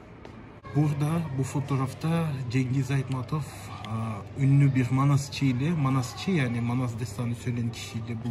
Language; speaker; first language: Turkish; non-native, fluent; Kyrgyz